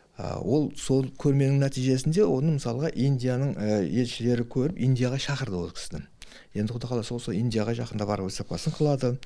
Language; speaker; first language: Kazakh; native; Kazakh